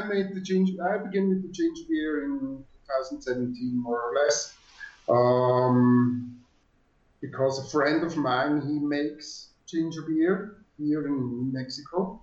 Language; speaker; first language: English; non-native, fluent; Swiss German